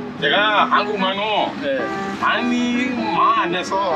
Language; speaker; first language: Korean; non-native, learner; Burmese